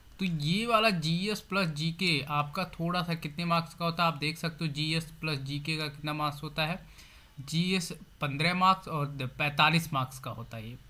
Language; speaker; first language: Hindi; native; Hindi